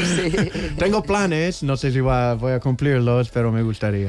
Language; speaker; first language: Spanish; non-native, learner; English